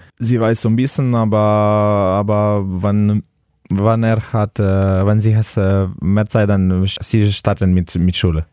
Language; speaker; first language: German; non-native, learner; Slovenian